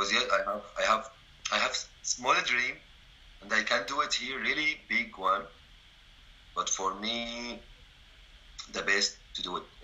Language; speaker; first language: English; non-native, learner; Arabic